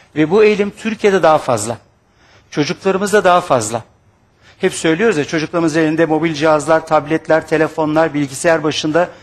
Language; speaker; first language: Turkish; native; Turkish